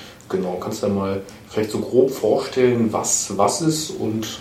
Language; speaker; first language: German; native; German